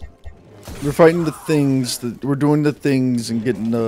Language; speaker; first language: English; native; English